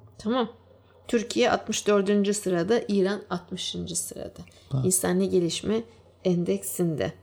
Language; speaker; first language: Turkish; native; Turkish